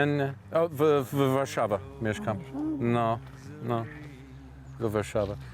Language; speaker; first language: Polish; non-native, learner; English